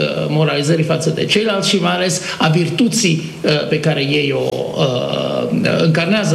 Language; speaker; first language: Romanian; native; Romanian